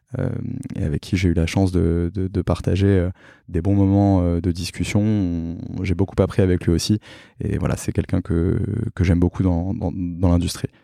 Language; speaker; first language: French; native; French